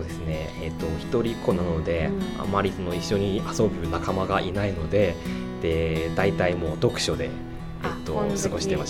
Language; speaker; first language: Japanese; non-native, fluent; Chinese